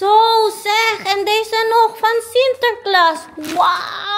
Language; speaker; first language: Dutch; non-native, learner; Filipino